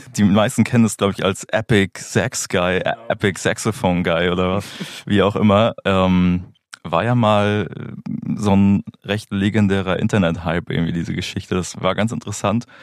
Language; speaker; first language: German; native; German